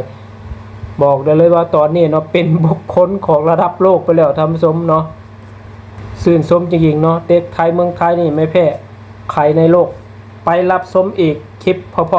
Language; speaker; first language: Thai; non-native, local second language; Lao